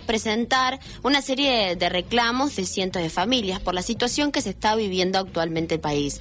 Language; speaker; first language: Spanish; native; Spanish